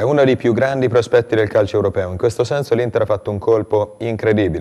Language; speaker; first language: Italian; native; Italian